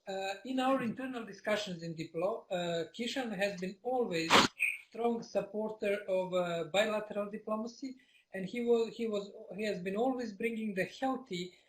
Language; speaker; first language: English; non-native, fluent; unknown